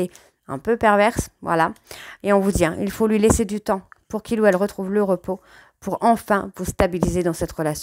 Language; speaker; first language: French; native; French